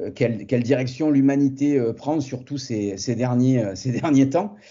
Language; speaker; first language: French; native; French